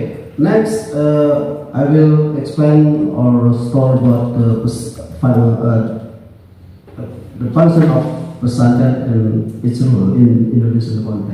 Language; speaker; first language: English; non-native, learner; Indonesian